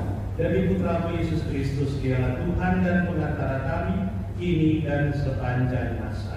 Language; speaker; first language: Indonesian; native; Indonesian